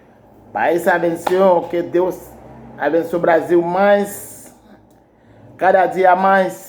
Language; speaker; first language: Portuguese; non-native, learner; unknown